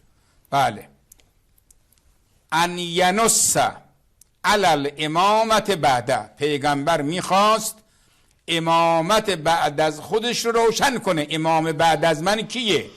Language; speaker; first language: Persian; native; Persian